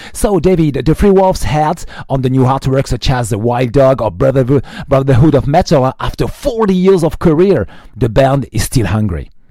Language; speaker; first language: English; non-native, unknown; French